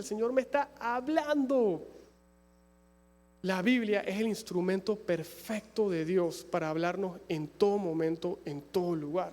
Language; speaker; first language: Spanish; native; Spanish